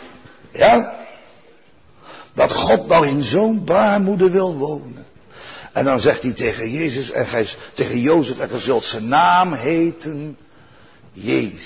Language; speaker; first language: Dutch; native; Dutch